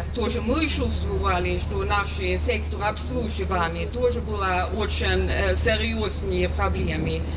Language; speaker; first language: Russian; non-native, learner; Swedish